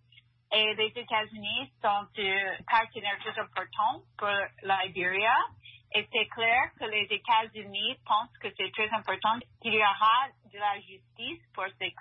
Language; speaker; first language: French; non-native, fluent; English